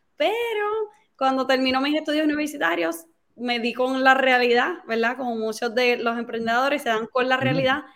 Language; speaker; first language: Spanish; native; Spanish